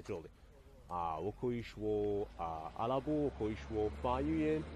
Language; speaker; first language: Chinese; non-native, learner; Arabic